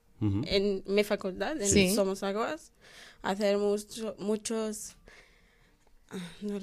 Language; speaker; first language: Spanish; non-native, learner; Arabic